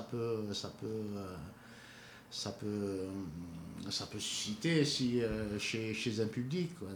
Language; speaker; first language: French; non-native, local second language; Kabyle